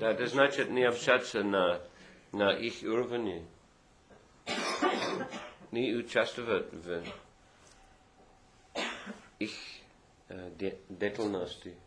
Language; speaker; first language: Russian; non-native, fluent; English